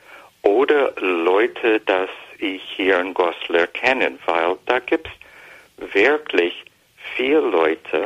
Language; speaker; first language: German; non-native, fluent; English